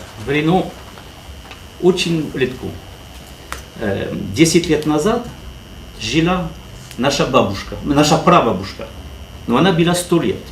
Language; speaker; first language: Russian; non-native, learner; French